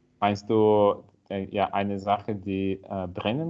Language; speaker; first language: German; non-native, learner; Italian